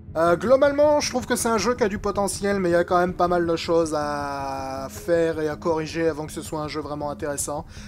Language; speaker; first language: French; native; French